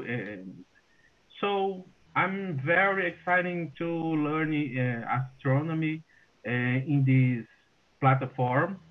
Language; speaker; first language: English; non-native, learner; Portuguese